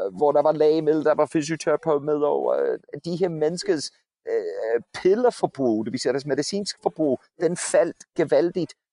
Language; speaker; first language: Danish; non-native, fluent; English